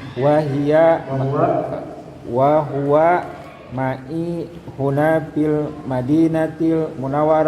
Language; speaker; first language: Arabic; non-native, learner; Indonesian